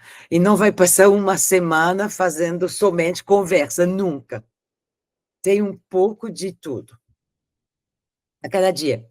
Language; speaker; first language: Portuguese; non-native, fluent; French